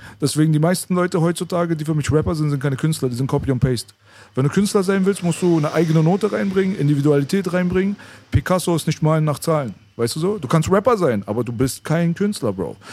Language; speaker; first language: German; native; German